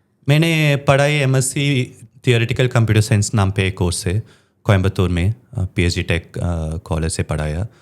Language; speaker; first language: Hindi; non-native, local second language; Tamil